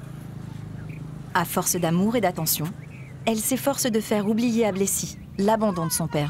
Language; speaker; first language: French; native; French